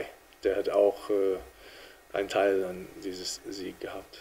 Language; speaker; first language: German; non-native, fluent; English